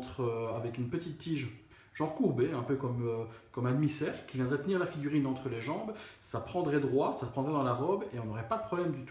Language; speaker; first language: French; native; French